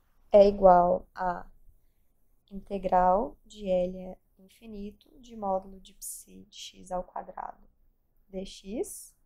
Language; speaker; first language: Portuguese; native; Portuguese